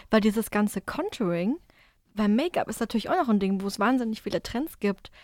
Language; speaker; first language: German; native; German